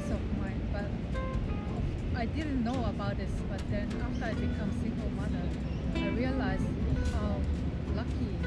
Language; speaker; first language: English; non-native, local second language; Japanese